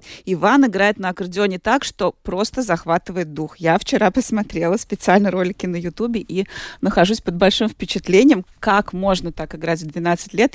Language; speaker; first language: Russian; native; Russian